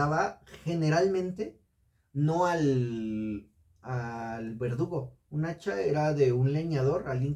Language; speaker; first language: Spanish; native; Spanish